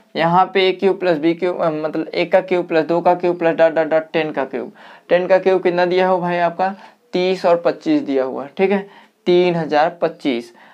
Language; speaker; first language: Hindi; native; Hindi